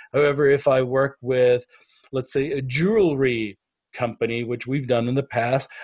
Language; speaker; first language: English; non-native, fluent; German